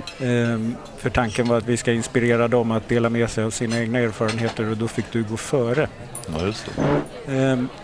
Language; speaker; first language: Swedish; native; Swedish